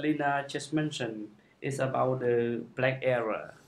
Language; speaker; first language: English; non-native, fluent; Khmer